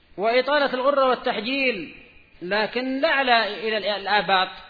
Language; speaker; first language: Arabic; native; Arabic